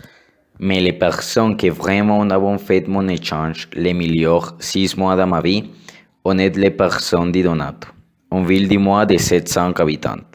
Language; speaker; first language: French; non-native, learner; Spanish